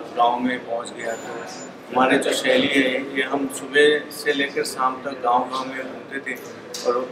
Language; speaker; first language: Hindi; non-native, local second language; Bangla